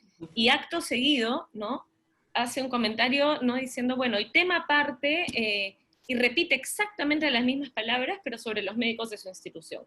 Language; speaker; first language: Spanish; native; Spanish